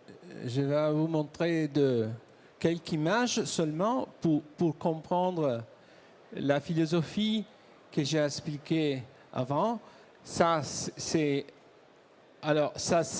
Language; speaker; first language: French; non-native, learner; Italian